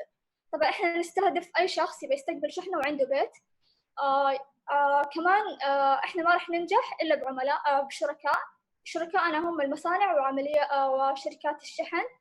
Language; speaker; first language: Arabic; native; Arabic